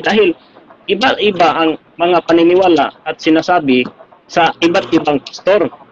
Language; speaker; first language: Filipino; non-native, local second language; Cebuano